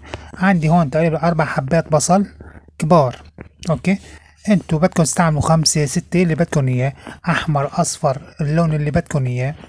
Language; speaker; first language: Arabic; native; Arabic